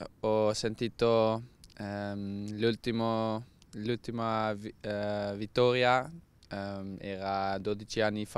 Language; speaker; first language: Italian; non-native, learner; Dutch